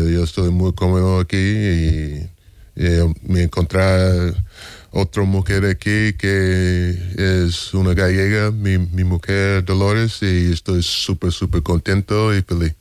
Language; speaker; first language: Spanish; non-native, fluent; English